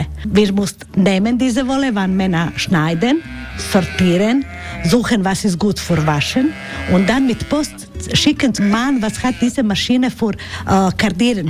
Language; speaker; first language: German; non-native, learner; Croatian